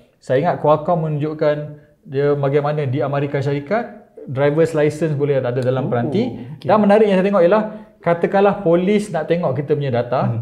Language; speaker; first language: Malay; native; Malay